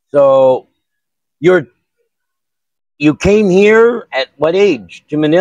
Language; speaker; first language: English; native; English